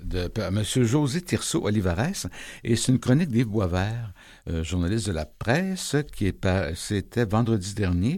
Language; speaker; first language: French; native; French